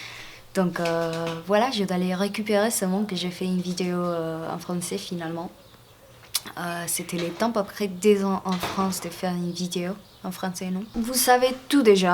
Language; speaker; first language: French; non-native, fluent; Spanish